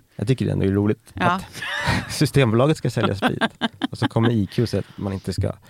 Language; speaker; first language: Swedish; native; Swedish